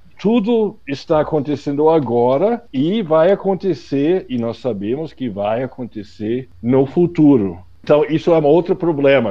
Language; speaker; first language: Portuguese; non-native, fluent; English